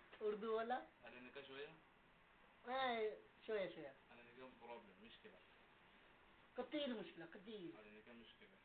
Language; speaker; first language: Arabic; non-native, learner; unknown